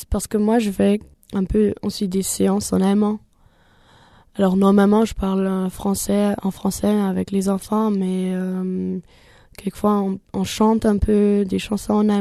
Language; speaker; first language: French; non-native, learner; German